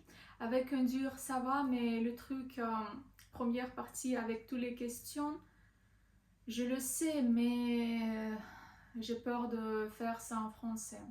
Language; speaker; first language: French; non-native, learner; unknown